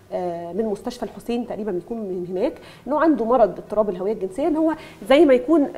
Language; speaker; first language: Arabic; native; Arabic